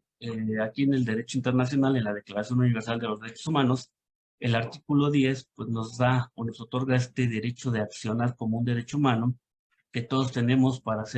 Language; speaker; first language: Spanish; native; Spanish